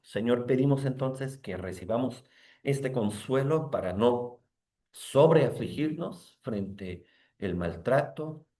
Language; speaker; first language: Spanish; native; Spanish